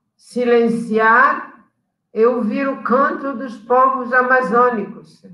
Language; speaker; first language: Portuguese; non-native, fluent; Italian